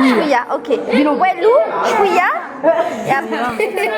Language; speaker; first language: French; native; French